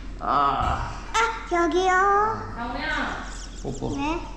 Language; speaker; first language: Korean; early bilingual, heritage; Korean